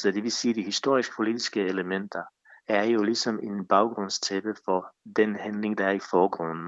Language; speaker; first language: Danish; non-native, fluent; Bosnian